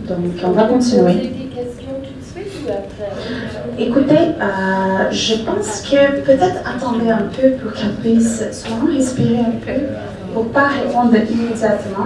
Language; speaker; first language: French; non-native, fluent; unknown